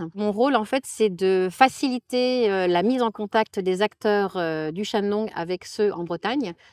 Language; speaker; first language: French; native; French